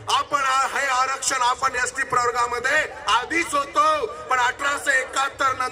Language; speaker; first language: Marathi; non-native, local second language; Lambadi